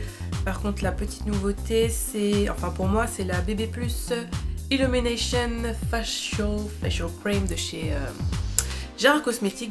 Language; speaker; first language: French; native; French